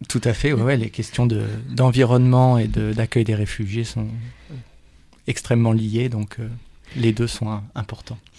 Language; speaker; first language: French; native; French